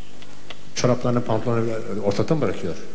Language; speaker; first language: Turkish; native; Turkish